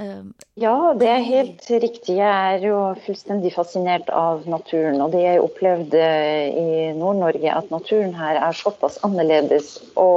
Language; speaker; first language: Norwegian; non-native, fluent; Arabic